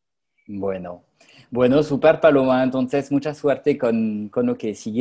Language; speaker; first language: Spanish; non-native, fluent; French